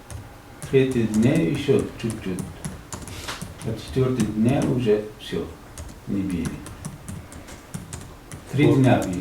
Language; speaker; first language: Russian; non-native, learner; Uzbek